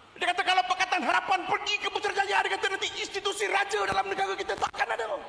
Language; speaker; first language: Malay; native; Malay